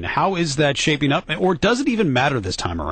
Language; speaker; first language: English; native; English